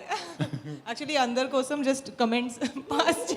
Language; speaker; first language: Telugu; non-native, fluent; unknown